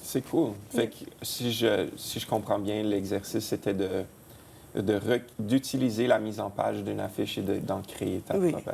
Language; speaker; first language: French; native; French